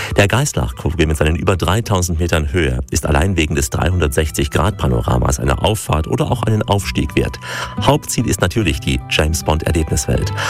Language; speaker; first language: German; native; German